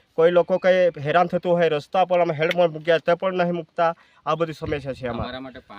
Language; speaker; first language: Gujarati; non-native, local second language; Vasavi